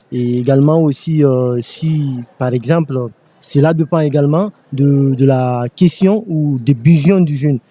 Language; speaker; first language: French; non-native, local second language; Fula